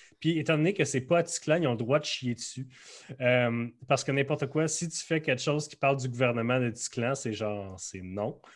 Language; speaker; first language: French; native; French